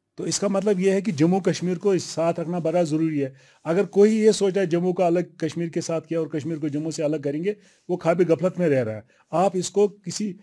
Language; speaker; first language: Hindi; non-native, local second language; Kashmiri